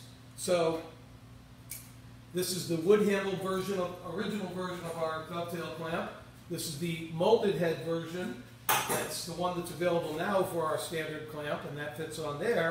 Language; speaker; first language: English; native; English